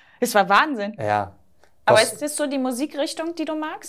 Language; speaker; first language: German; native; German